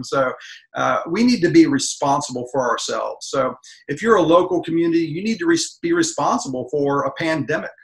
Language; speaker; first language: English; native; English